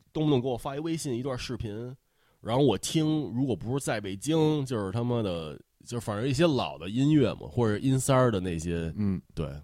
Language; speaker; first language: Chinese; early bilingual, heritage; Chinese